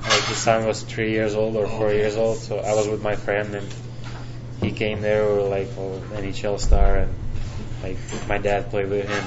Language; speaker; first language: English; non-native, fluent; Finnish